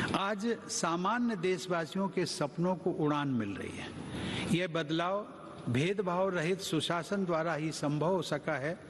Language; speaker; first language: Hindi; native; Hindi